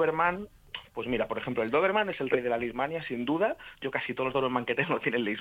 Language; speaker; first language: Spanish; native; Spanish